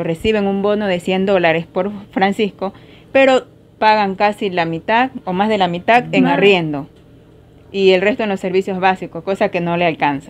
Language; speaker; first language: Spanish; native; Spanish